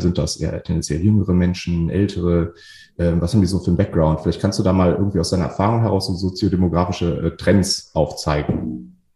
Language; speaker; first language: German; native; German